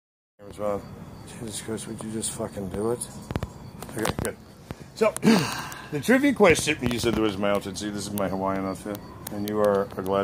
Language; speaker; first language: English; native; English